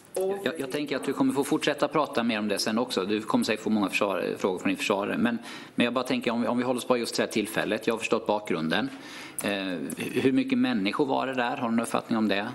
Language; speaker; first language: Swedish; native; Swedish